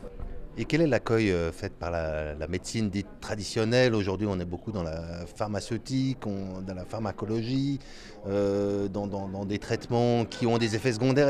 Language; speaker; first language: French; native; French